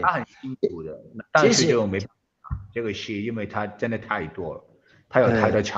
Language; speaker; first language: Chinese; non-native, local second language; Cantonese